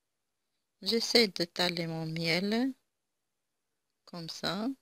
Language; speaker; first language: French; non-native, local second language; Arabic